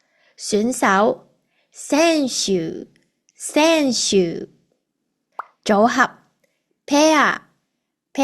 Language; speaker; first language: Japanese; non-native, fluent; Cantonese